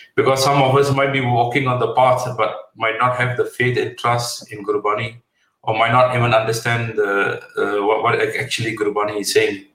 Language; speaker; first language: English; non-native, local second language; Punjabi